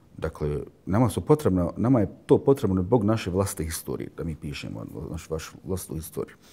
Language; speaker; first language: Bosnian; early bilingual, heritage; Bosnian